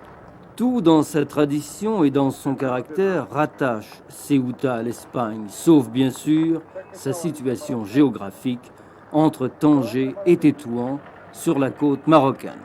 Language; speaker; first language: French; native; French